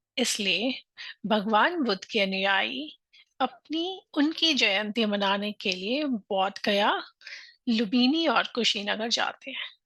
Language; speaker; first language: Hindi; native; Hindi